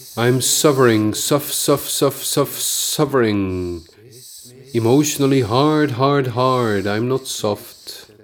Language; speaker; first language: English; non-native, fluent; Dutch